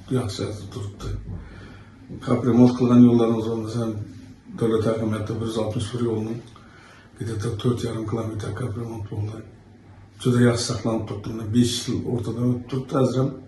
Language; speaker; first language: Uzbek; native; Uzbek